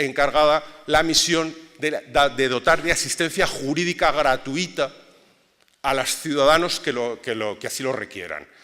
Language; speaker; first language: Spanish; native; Spanish